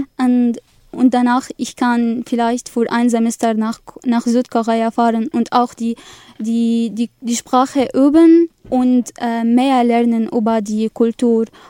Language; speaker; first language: German; non-native, learner; Arabic